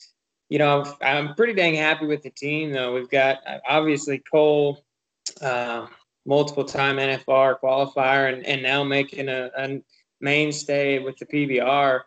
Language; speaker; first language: English; native; English